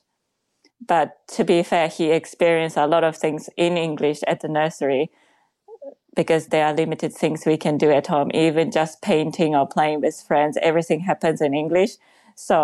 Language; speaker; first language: English; non-native, fluent; Japanese